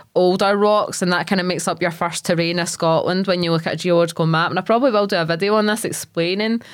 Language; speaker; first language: English; native; English